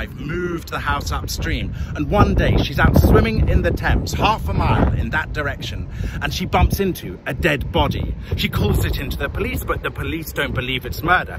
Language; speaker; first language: English; native; English